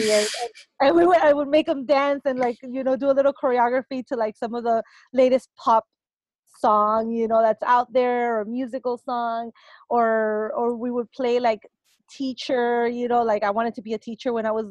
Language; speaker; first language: English; early bilingual, other home language; Spanish